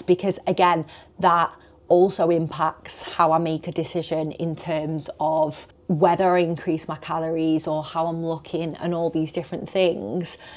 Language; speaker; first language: English; native; English